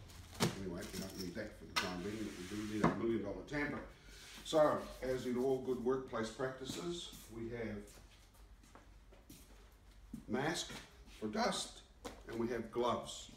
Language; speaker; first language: English; native; English